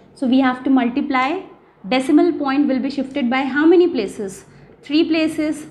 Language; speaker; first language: English; non-native, local second language; Hindi